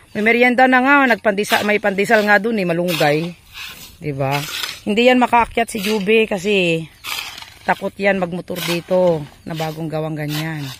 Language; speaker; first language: Filipino; non-native, local second language; Iloko